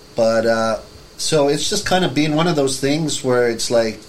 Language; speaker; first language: English; non-native, fluent; Finnish